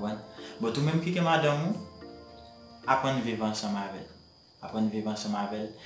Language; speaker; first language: French; non-native, learner; Haitian Creole